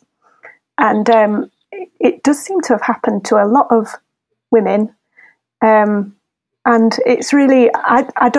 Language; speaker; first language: English; native; English